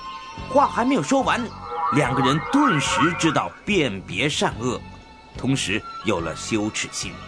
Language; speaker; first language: Chinese; native; Chinese